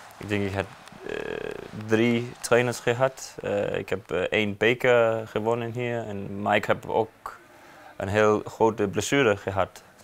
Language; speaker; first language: Dutch; non-native, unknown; Danish